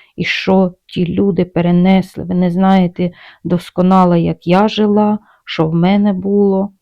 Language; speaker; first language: Ukrainian; non-native, local second language; Russian